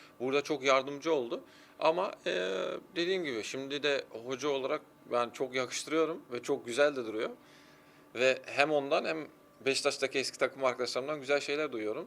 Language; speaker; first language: Turkish; early bilingual, heritage; Turkish